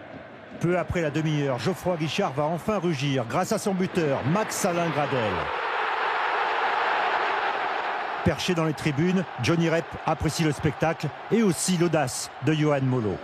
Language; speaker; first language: French; native; French